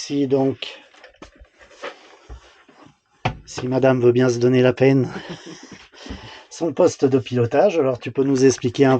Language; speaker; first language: French; native; French